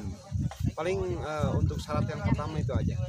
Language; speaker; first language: Indonesian; native; Indonesian